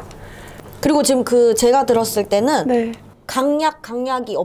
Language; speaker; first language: Korean; native; Korean